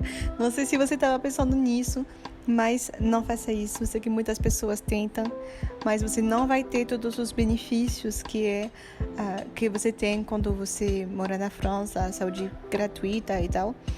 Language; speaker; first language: Portuguese; non-native, fluent; French